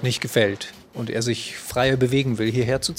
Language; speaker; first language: German; native; German